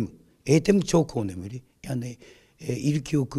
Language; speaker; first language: Turkish; non-native, learner; Japanese